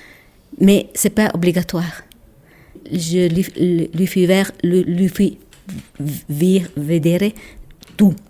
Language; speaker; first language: French; non-native, local second language; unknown